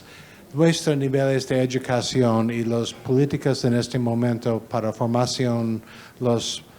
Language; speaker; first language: Spanish; non-native, learner; English